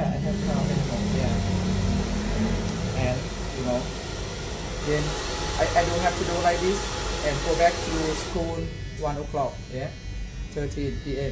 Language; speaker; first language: English; non-native, learner; Thai